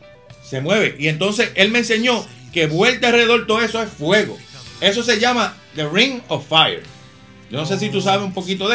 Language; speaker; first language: Spanish; native; Spanish